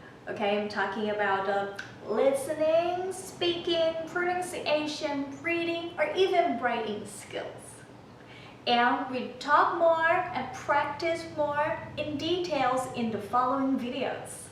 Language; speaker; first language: English; non-native, fluent; Thai